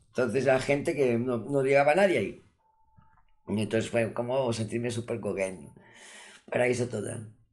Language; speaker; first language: Spanish; non-native, local second language; Catalan